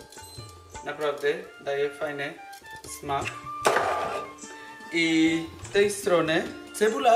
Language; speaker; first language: Polish; non-native, learner; Bangla